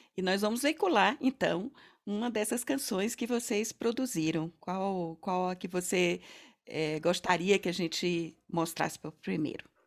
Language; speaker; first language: Portuguese; native; Portuguese